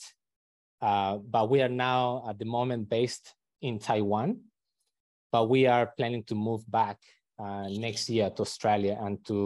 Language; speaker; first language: English; non-native, fluent; Spanish